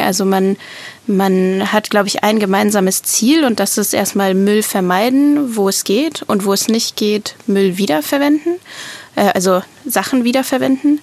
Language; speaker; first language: German; native; German